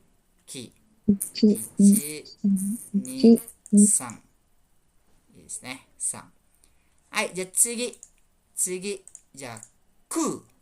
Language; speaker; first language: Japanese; non-native, fluent; Malay